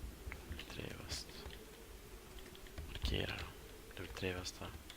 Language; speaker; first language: Swedish; native; Swedish